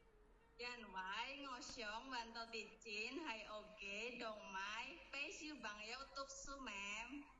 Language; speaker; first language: Cantonese; non-native, learner; Indonesian